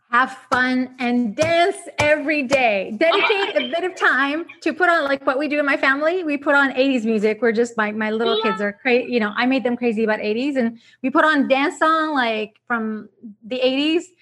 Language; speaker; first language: English; non-native, fluent; Arabic